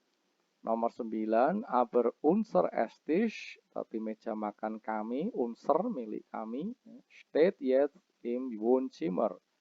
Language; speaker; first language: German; non-native, fluent; Indonesian